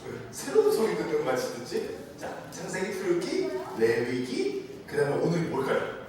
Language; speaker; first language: Korean; native; Korean